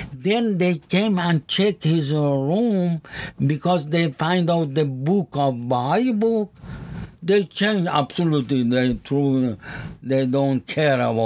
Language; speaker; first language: English; non-native, learner; Persian